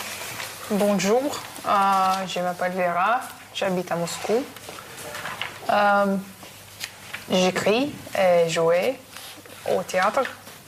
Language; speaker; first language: French; non-native, learner; Russian